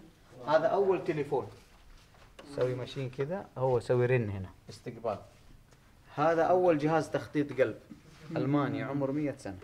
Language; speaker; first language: Arabic; non-native, learner; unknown